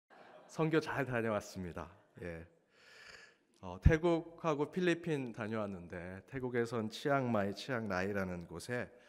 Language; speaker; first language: Korean; native; Korean